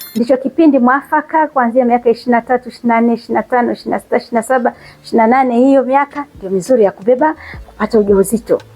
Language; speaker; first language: Swahili; non-native, local second language; Kikuyu